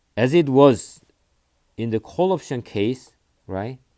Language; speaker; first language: English; non-native, fluent; Korean